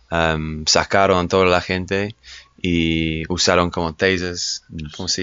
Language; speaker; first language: Spanish; non-native, fluent; English